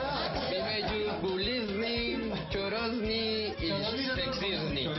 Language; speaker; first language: Hungarian; non-native, learner; Spanish